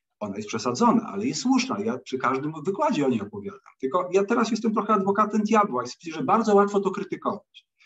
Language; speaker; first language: Polish; native; Polish